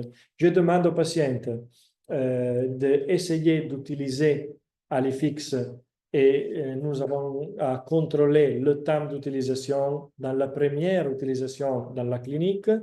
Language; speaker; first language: French; non-native, fluent; Italian